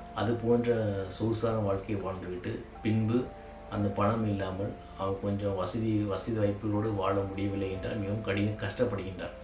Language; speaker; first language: Tamil; native; Tamil